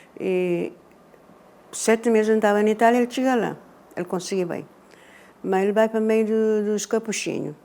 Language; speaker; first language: Portuguese; non-native, local second language; Kabuverdianu